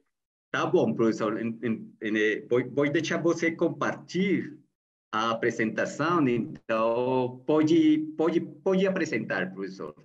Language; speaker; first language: Portuguese; non-native, learner; Spanish